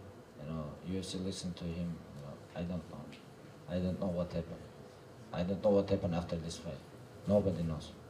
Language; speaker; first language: English; non-native, learner; Russian